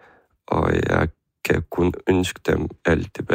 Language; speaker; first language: Danish; non-native, learner; Ukrainian